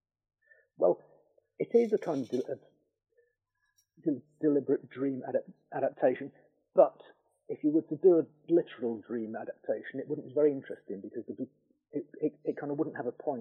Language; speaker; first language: English; native; English